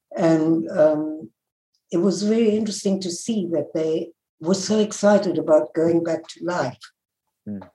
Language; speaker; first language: English; native; English